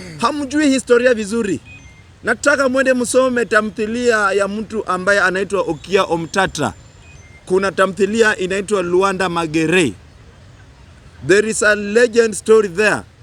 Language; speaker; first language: Swahili; non-native, local second language; Luyia